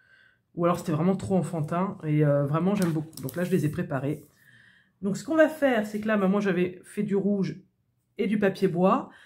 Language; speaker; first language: French; native; French